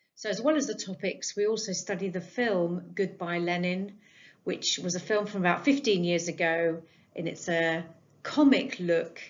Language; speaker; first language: English; native; English